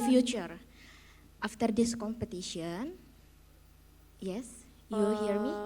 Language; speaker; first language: English; non-native, learner; Indonesian